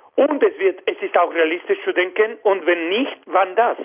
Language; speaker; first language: German; non-native, fluent; Spanish